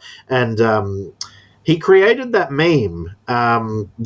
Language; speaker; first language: English; native; English